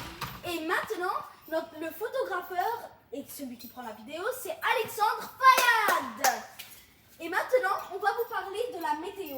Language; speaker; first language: French; non-native, local second language; Arabic